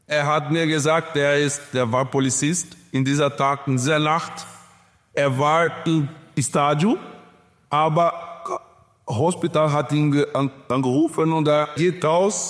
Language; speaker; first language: German; non-native, learner; Portuguese